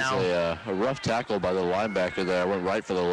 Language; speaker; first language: English; native; English